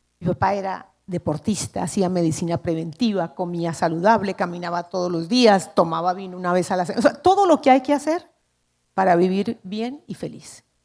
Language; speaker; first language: Spanish; native; Spanish